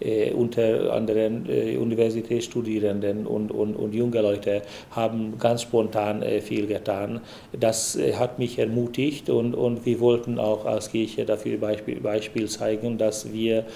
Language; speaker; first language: German; non-native, fluent; Hungarian